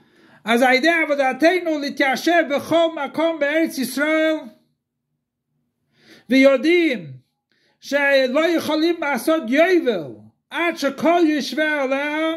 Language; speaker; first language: Hebrew; non-native, fluent; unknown